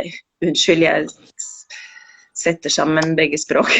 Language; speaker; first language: Norwegian; non-native, fluent; Spanish